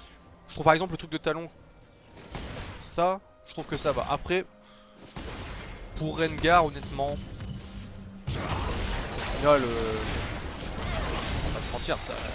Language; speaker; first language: French; native; French